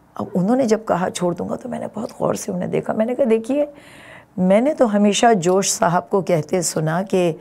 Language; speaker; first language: Urdu; native; Urdu